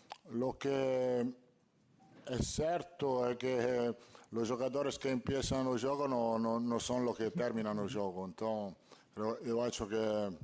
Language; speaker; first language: Portuguese; non-native, learner; Italian